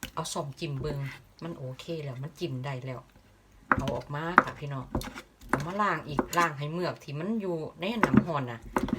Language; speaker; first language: Thai; non-native, local second language; Northeastern Thai